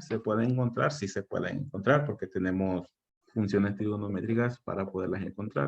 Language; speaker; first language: Spanish; native; Spanish